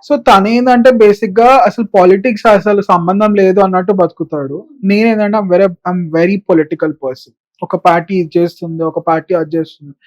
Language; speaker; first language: Telugu; native; Telugu